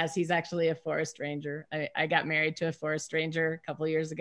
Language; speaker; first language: English; native; English